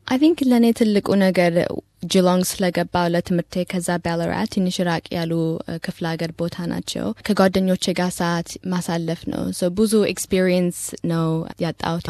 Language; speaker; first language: Amharic; early bilingual, heritage; Amharic